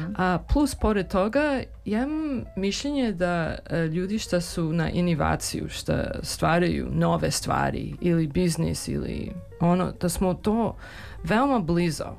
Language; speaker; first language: Serbian; early bilingual, heritage; Serbian